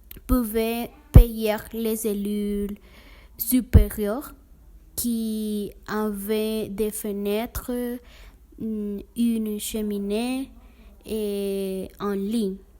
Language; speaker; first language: French; non-native, learner; Spanish